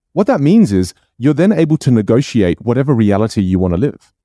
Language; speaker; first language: English; non-native, local second language; Chinese